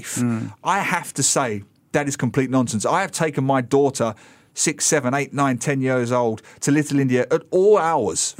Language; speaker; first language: English; native; English